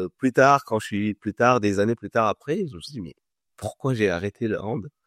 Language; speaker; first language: French; non-native, local second language; Wolof